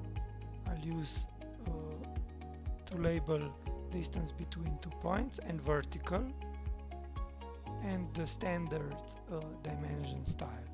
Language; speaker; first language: English; non-native, fluent; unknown